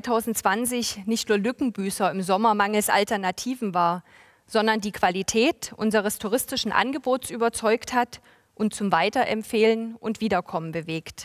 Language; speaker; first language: German; native; German